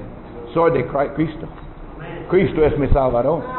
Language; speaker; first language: Spanish; non-native, learner; English